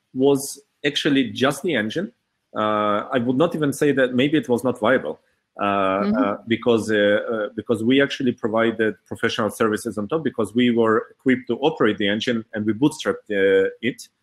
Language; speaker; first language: English; early bilingual, other home language; Hebrew